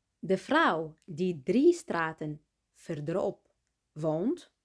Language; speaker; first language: Dutch; non-native, fluent; Arabic